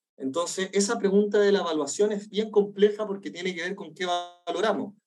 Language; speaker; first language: Spanish; native; Spanish